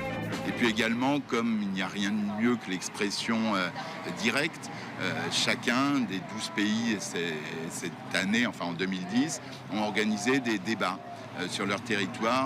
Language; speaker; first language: French; native; French